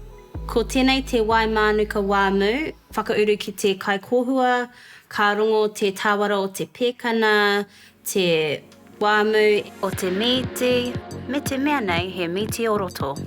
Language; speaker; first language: Māori; non-native, local second language; English